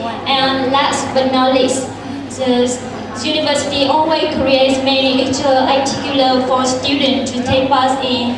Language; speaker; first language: English; non-native, learner; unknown